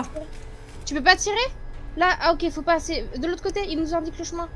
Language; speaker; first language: French; native; French